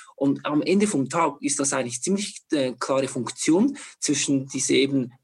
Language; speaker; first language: German; non-native, fluent; Chinese